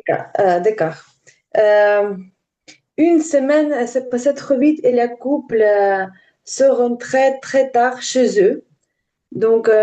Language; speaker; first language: French; non-native, learner; Ukrainian